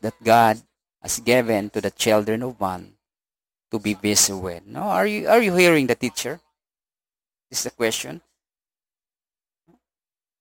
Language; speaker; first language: English; non-native, local second language; Cebuano